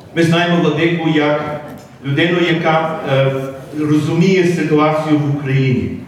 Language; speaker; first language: Ukrainian; early bilingual, heritage; Ukrainian